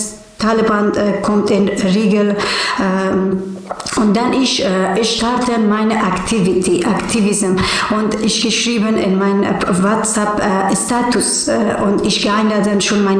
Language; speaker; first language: German; non-native, learner; Persian